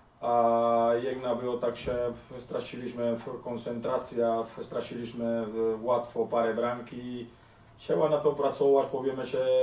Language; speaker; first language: Polish; non-native, learner; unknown